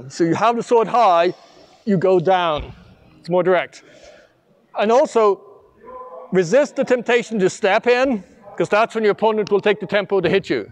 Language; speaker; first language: English; native; English